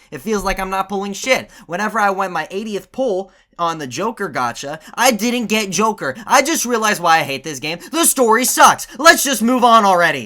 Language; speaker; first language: English; native; English